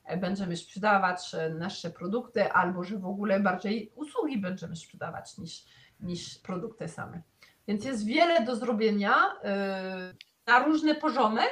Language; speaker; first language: Polish; non-native, fluent; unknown